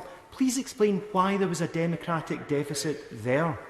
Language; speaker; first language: English; native; English